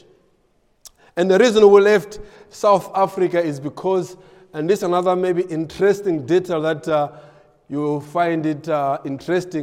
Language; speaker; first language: English; non-native, local second language; Nyanja